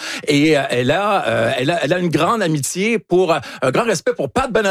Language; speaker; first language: French; native; French